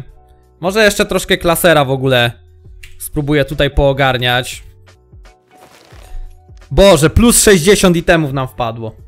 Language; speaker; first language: Polish; native; Polish